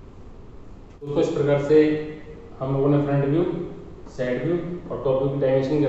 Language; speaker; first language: Hindi; native; Hindi